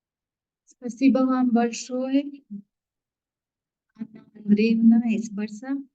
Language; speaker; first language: Russian; non-native, fluent; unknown